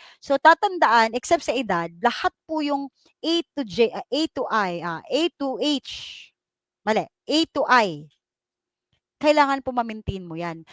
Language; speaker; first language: Filipino; non-native, local second language; Cebuano